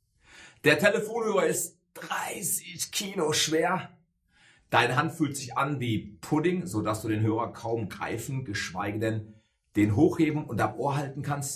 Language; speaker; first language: German; native; German